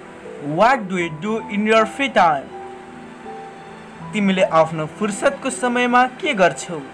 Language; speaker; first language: English; non-native, learner; Nepali